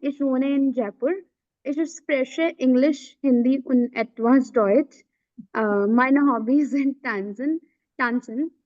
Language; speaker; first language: German; non-native, learner; Hindi